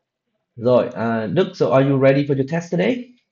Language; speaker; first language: English; non-native, fluent; Vietnamese